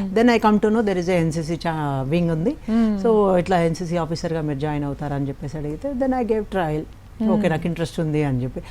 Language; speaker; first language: Telugu; native; Telugu